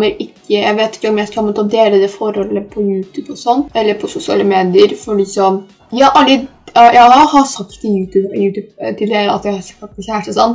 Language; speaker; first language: Norwegian; early bilingual, other home language; Polish